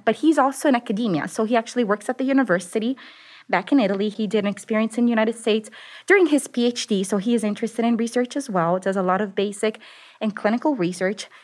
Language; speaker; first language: English; non-native, fluent; Italian